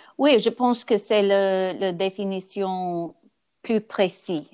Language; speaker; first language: French; non-native, learner; English